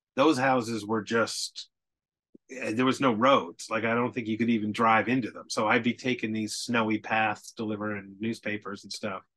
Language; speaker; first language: English; native; English